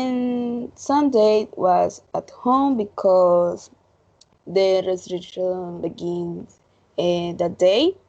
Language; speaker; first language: English; non-native, learner; Spanish